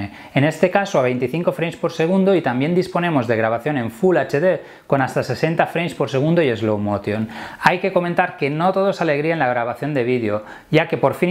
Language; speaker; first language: Spanish; native; Spanish